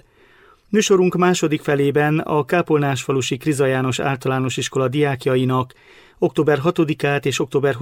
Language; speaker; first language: Hungarian; native; Hungarian